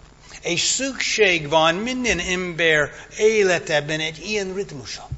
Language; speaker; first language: Hungarian; non-native, fluent; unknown